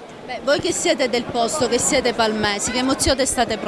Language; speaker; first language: Italian; native; Italian